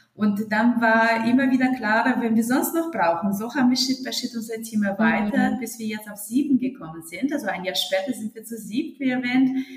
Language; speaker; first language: German; non-native, fluent; Russian